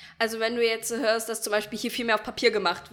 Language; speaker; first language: German; native; German